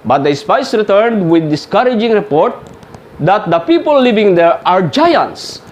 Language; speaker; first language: English; non-native, local second language; Filipino